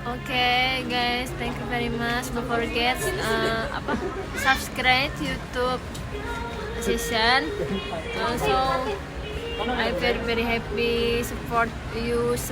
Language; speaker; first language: English; non-native, learner; Indonesian